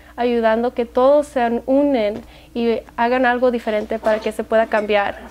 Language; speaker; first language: Spanish; early bilingual, heritage; Spanish